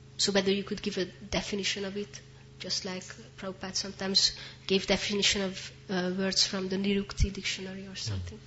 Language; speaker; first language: English; non-native, fluent; Hungarian